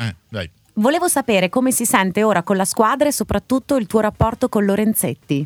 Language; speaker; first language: Italian; native; Italian